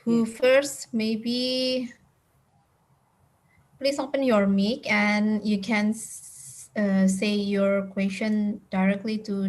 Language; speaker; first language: English; non-native, fluent; Indonesian